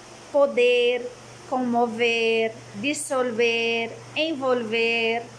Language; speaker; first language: Spanish; non-native, fluent; Portuguese